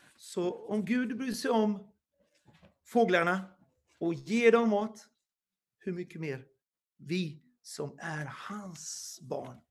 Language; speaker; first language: Swedish; non-native, fluent; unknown